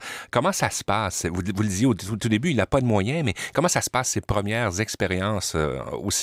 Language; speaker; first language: French; native; French